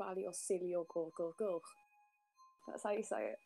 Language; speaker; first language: English; native; English